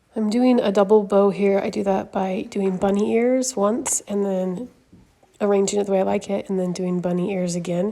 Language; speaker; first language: English; native; English